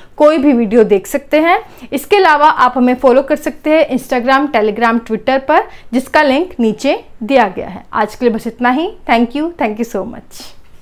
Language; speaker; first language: Hindi; native; Hindi